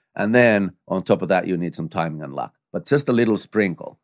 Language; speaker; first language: English; non-native, fluent; Finnish